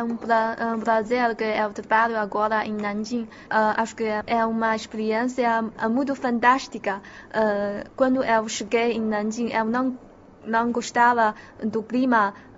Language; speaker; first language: Portuguese; non-native, fluent; Chinese